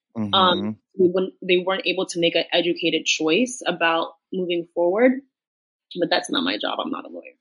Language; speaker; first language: English; native; English